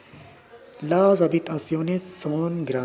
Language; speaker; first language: Spanish; non-native, learner; Urdu